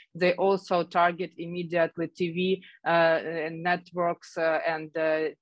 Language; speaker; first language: English; non-native, fluent; Ukrainian